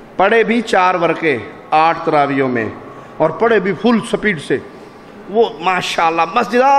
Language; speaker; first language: Urdu; non-native, local second language; Punjabi